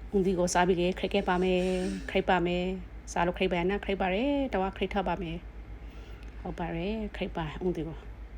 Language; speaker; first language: Burmese; native; Burmese